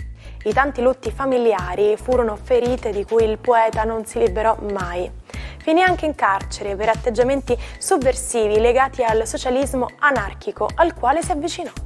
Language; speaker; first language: Italian; native; Italian